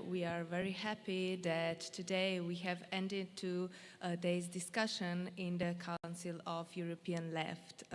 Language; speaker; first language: English; non-native, fluent; Slovenian